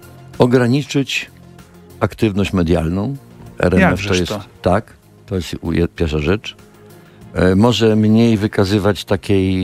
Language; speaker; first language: Polish; native; Polish